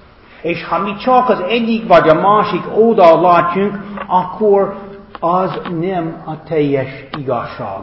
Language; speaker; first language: Hungarian; non-native, learner; English